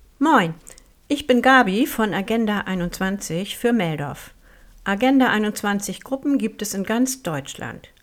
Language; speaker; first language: German; native; German